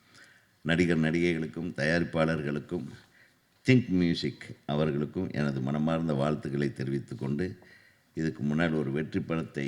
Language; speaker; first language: Tamil; native; Tamil